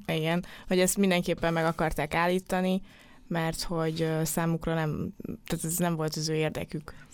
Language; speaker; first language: Hungarian; native; Hungarian